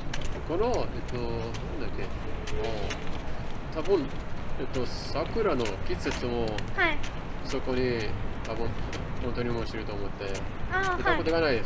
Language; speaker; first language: Japanese; non-native, learner; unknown